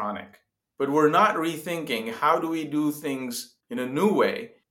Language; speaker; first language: English; non-native, local second language; Gujarati